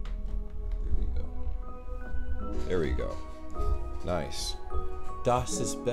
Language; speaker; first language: German; non-native, learner; English